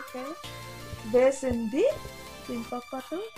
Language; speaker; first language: German; non-native, learner; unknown